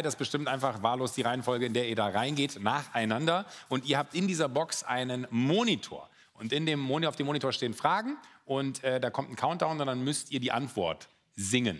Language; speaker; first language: German; native; German